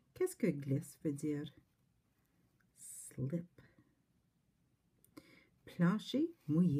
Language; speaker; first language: French; non-native, fluent; English